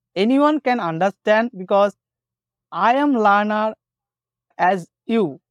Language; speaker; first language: English; non-native, local second language; Bangla